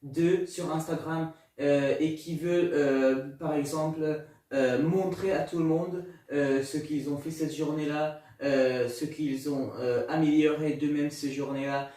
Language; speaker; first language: French; non-native, learner; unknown